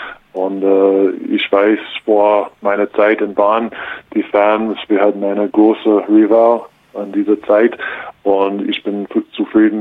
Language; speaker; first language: German; non-native, learner; English